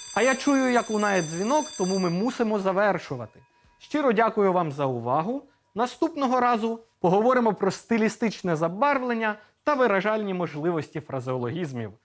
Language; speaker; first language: Ukrainian; native; Ukrainian